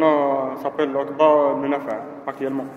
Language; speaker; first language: French; non-native, learner; Arabic